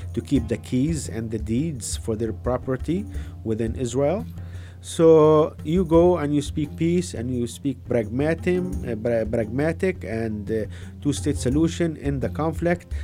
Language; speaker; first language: English; non-native, fluent; Arabic